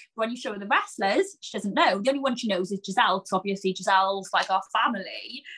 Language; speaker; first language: English; native; English